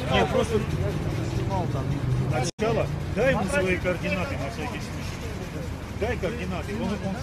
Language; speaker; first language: Russian; native; Russian